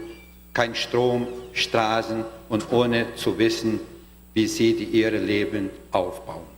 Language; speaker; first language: German; non-native, learner; Portuguese